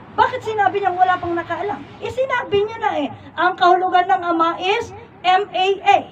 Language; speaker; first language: Filipino; non-native, local second language; Iloko